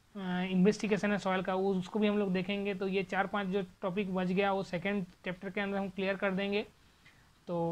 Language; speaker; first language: Hindi; non-native, local second language; Bangla